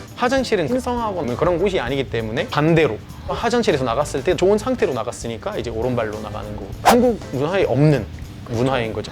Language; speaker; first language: Korean; non-native, fluent; Arabic